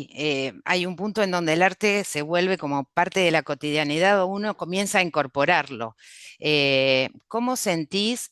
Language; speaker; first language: Spanish; native; Spanish